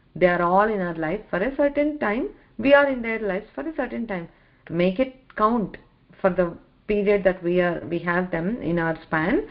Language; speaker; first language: English; non-native, local second language; Telugu